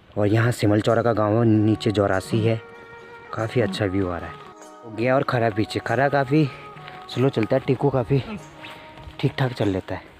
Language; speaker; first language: Hindi; non-native, local second language; Garhwali